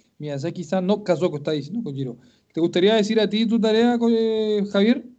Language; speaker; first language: Spanish; native; Spanish